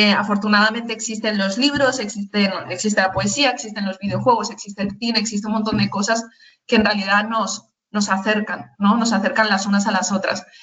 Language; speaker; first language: Spanish; early bilingual, other home language; Chinese